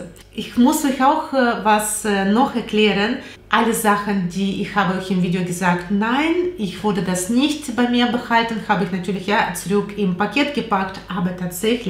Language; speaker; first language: German; non-native, learner; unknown